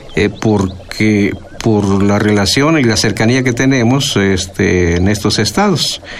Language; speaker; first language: Spanish; non-native, local second language; Nahuatl languages